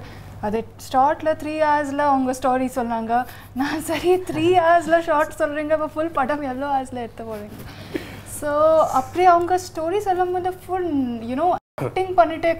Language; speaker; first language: Tamil; non-native, learner; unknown